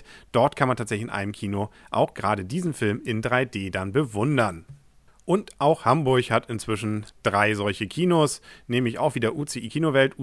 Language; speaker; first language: German; native; German